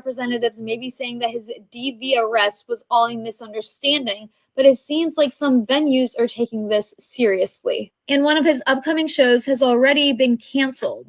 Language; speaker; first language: English; native; English